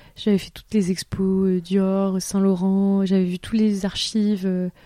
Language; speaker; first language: French; native; French